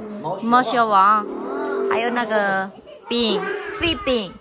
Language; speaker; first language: Chinese; non-native, fluent; Lao